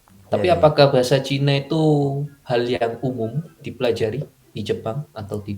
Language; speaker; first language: Indonesian; native; Indonesian